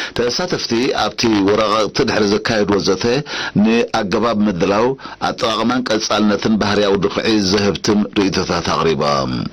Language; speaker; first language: Tigrinya; native; Tigrinya